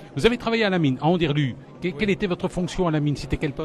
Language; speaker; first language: French; native; French